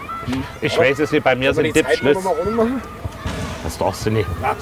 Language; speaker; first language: German; native; German